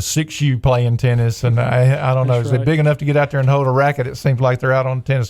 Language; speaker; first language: English; native; English